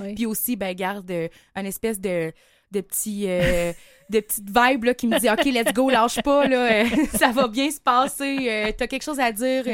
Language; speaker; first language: French; native; French